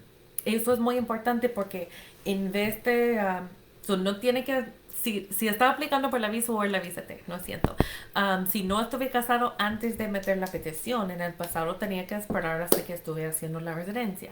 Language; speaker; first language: Spanish; non-native, fluent; English